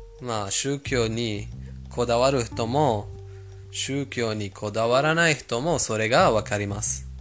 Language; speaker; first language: Japanese; non-native, fluent; Persian